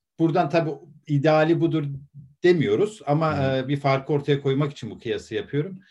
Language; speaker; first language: Turkish; native; Turkish